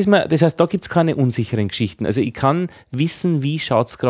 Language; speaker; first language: German; native; German